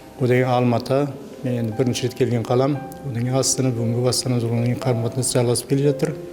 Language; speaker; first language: Kazakh; early bilingual, heritage; Kazakh